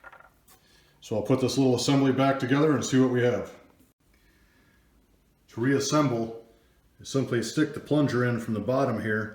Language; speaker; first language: English; native; English